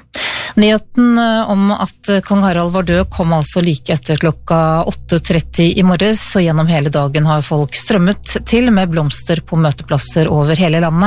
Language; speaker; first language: Norwegian; native; Norwegian